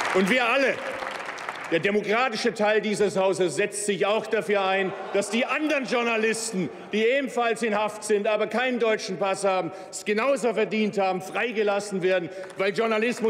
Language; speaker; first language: German; native; German